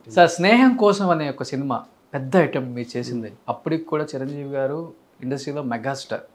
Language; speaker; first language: Telugu; native; Telugu